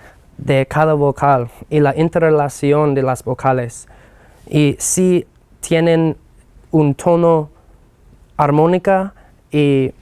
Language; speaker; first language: Spanish; non-native, fluent; English